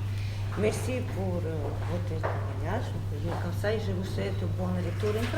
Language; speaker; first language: French; non-native, learner; Russian